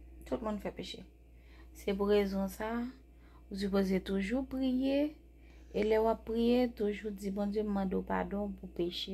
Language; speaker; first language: French; non-native, local second language; Haitian Creole